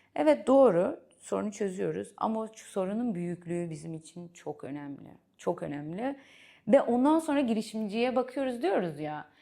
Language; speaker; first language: Turkish; early bilingual, heritage; Turkish